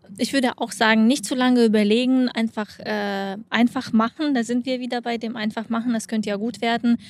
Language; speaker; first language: German; non-native, fluent; Lithuanian